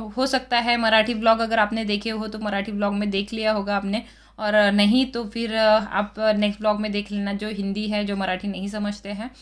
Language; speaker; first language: Hindi; non-native, local second language; Marathi